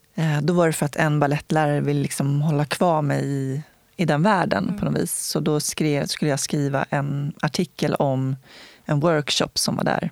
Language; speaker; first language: Swedish; native; Swedish